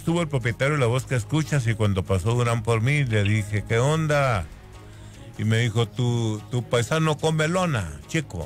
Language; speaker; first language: Spanish; native; Spanish